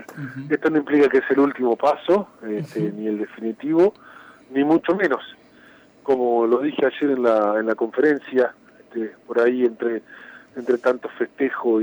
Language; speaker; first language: Spanish; native; Spanish